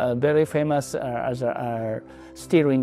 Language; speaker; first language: English; non-native, learner; Japanese